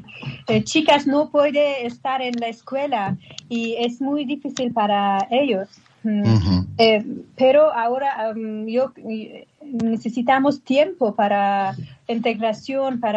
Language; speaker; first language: Spanish; non-native, learner; Persian